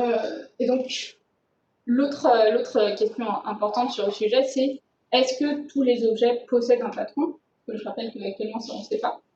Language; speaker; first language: French; native; French